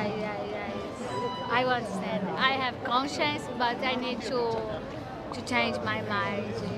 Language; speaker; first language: English; non-native, learner; Portuguese